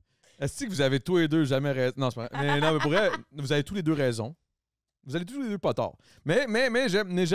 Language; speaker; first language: French; native; French